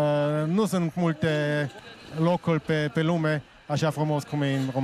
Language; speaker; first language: Romanian; non-native, learner; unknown